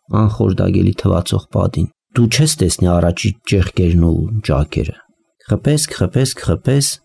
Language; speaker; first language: Armenian; native; Armenian